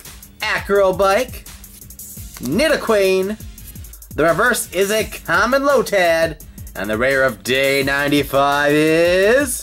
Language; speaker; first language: English; native; English